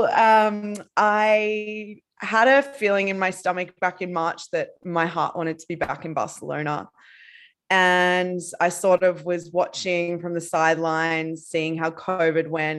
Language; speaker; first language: English; native; English